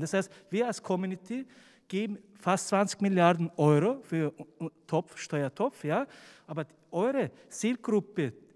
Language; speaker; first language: German; non-native, fluent; Turkish